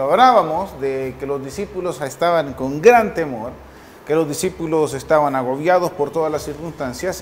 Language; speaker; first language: Spanish; native; Spanish